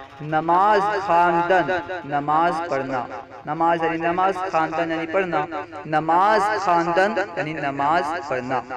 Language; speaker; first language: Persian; non-native, fluent; Urdu